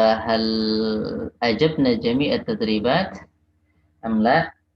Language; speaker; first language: Arabic; non-native, fluent; Indonesian